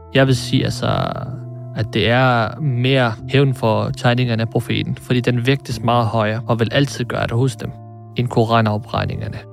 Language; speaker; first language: Danish; early bilingual, other home language; Arabic